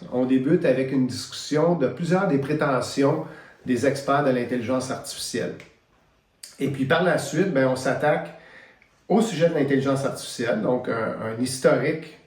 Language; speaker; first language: French; native; French